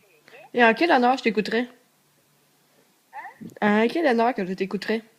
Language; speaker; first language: French; native; French